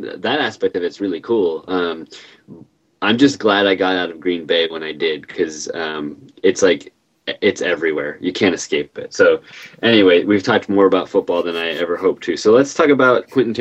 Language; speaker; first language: English; native; English